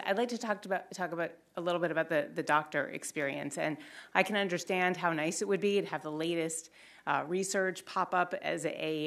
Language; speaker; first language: English; native; English